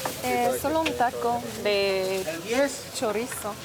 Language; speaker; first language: Spanish; non-native, learner; French